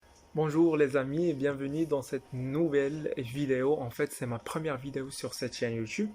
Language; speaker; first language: French; non-native, fluent; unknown